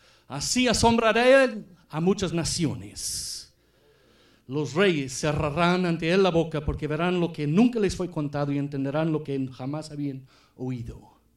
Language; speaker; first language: Spanish; non-native, fluent; English